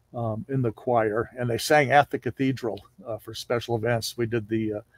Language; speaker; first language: English; native; English